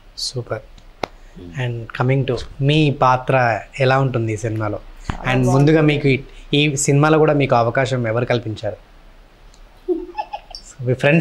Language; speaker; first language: Telugu; native; Telugu